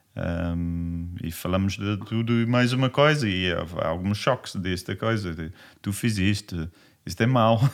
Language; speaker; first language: Portuguese; non-native, learner; English